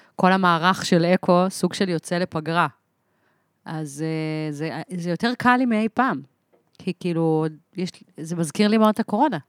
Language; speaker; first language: Hebrew; early bilingual, other home language; English